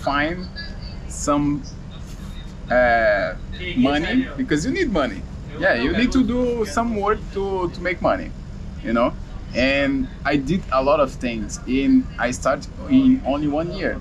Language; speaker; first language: English; non-native, learner; Portuguese